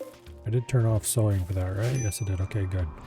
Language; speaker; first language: English; native; English